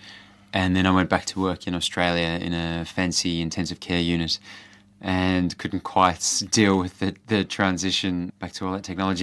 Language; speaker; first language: English; native; English